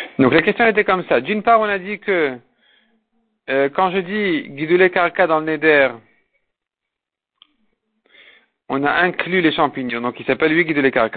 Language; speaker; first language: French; native; French